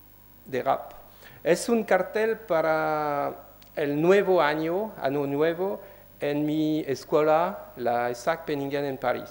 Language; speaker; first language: Spanish; non-native, learner; French